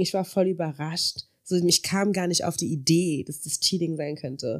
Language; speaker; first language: German; native; German